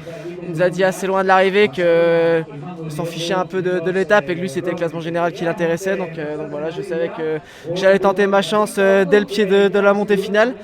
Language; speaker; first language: French; native; French